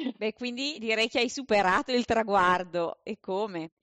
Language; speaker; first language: Italian; native; Italian